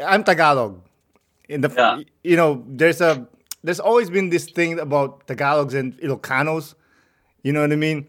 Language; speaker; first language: English; non-native, local second language; Filipino